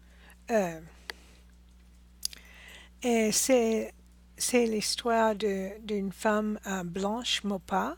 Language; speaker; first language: French; non-native, learner; English